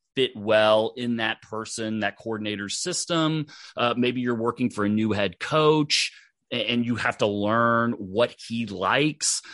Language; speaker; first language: English; native; English